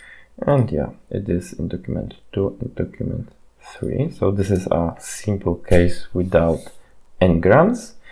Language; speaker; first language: English; non-native, fluent; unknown